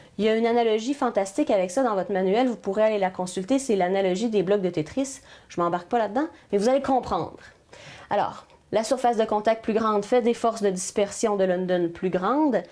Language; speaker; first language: French; native; French